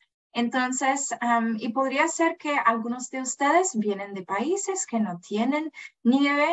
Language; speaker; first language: Spanish; non-native, fluent; English